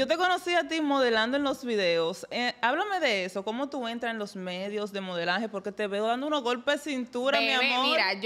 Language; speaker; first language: Spanish; native; Spanish